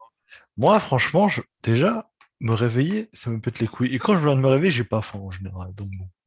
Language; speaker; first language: French; native; French